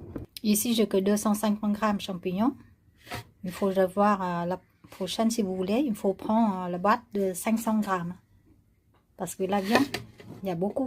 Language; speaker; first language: French; non-native, learner; Vietnamese